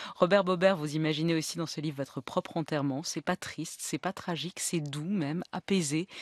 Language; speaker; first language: French; native; French